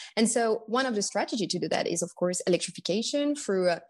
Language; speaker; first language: English; non-native, fluent; French